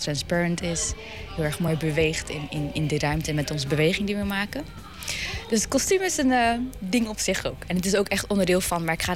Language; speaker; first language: Dutch; native; Dutch